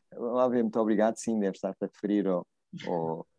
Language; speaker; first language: Portuguese; native; Portuguese